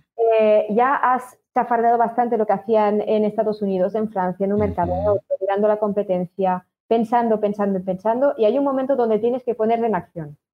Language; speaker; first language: Spanish; non-native, fluent; French